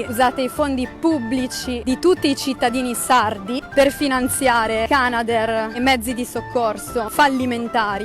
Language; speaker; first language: Italian; native; Italian